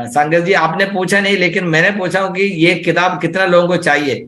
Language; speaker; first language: Hindi; non-native, local second language; Malayalam